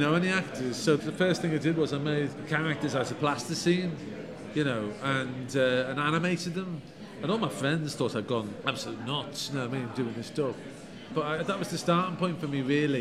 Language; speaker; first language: English; native; English